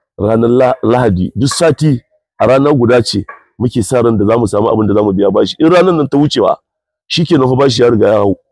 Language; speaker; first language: Hausa; native; Hausa